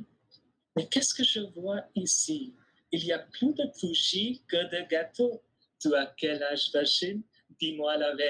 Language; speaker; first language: French; non-native, fluent; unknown